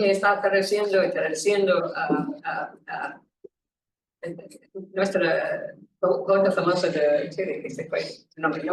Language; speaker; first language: Spanish; non-native, learner; English